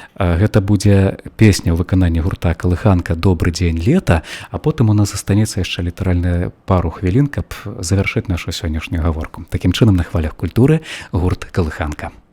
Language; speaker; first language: Belarusian; native; Belarusian